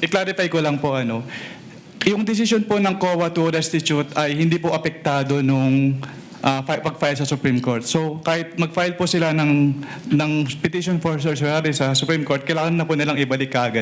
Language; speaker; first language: Filipino; native; Filipino